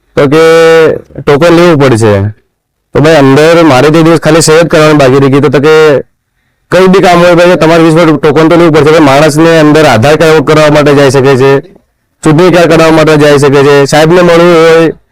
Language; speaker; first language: Gujarati; non-native, local second language; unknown